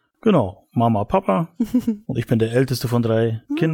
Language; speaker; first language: German; native; German